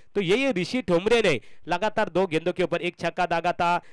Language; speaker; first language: Hindi; non-native, local second language; Marathi